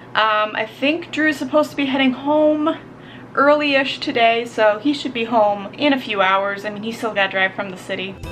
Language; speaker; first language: English; native; English